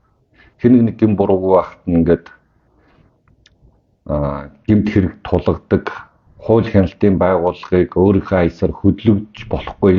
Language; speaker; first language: Mongolian; native; Mongolian